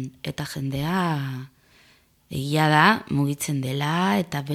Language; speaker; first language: Basque; non-native, local second language; Spanish